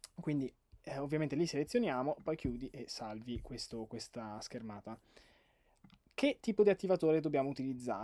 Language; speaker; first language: Italian; native; Italian